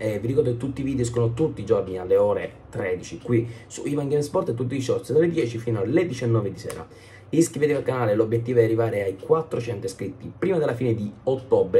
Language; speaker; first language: Italian; native; Italian